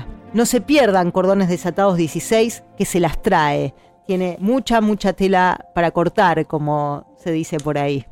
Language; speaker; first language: Spanish; native; Spanish